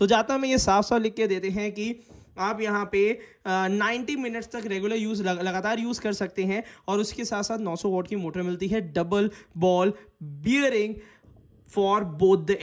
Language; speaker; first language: Hindi; native; Hindi